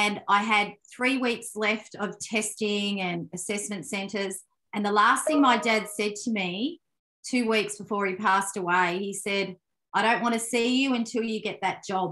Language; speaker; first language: English; native; English